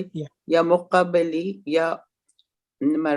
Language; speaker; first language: Arabic; non-native, learner; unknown